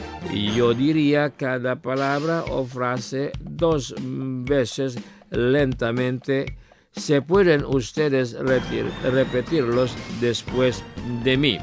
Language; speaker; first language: Spanish; non-native, fluent; Indonesian